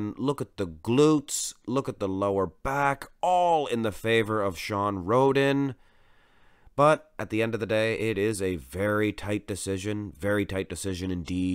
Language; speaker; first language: English; native; English